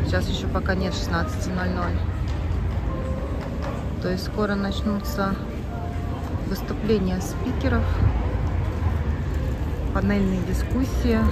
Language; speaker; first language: Russian; native; Russian